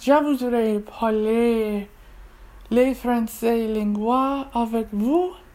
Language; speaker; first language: French; non-native, learner; English